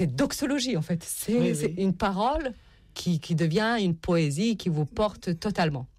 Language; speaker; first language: French; non-native, fluent; Serbian